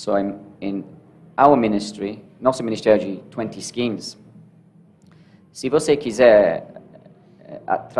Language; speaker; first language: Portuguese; non-native, learner; English